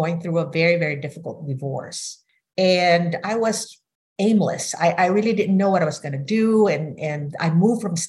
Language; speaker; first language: English; non-native, local second language; Filipino